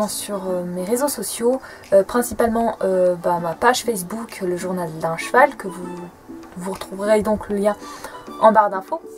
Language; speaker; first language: French; native; French